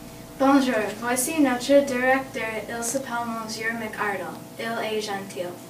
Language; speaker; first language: French; non-native, learner; English